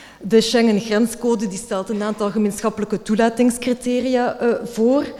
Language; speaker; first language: Dutch; native; Dutch